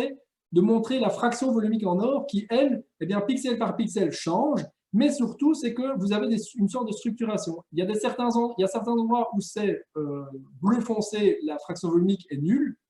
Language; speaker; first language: French; native; French